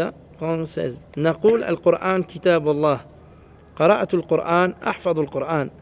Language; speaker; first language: Arabic; early bilingual, heritage; French